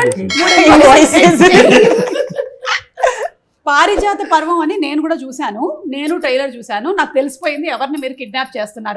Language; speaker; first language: Telugu; native; Telugu